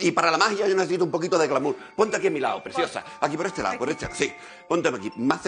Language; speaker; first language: Spanish; native; Spanish